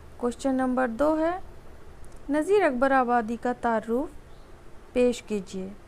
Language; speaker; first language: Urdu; native; Urdu